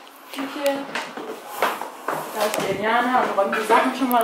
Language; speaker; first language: German; native; German